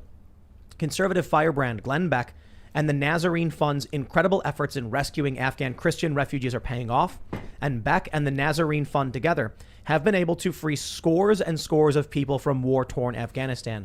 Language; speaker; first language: English; native; English